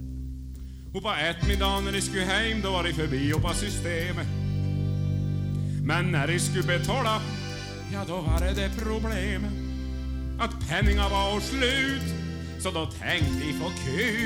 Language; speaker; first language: Swedish; native; Swedish